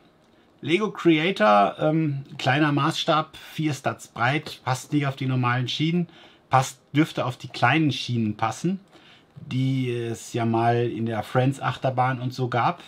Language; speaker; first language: German; native; German